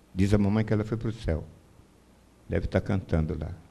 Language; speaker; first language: Portuguese; native; Portuguese